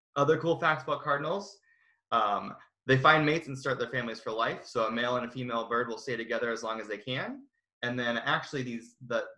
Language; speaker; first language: English; native; English